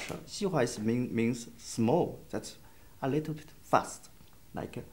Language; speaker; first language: English; non-native, learner; Chinese